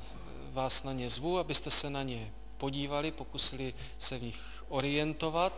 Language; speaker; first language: Czech; native; Czech